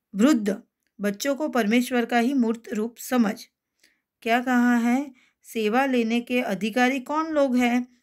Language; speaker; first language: Hindi; non-native, local second language; Gujarati